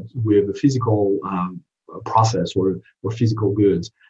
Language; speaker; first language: English; non-native, fluent; French